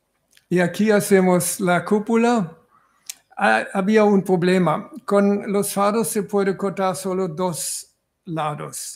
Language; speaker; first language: Spanish; non-native, fluent; German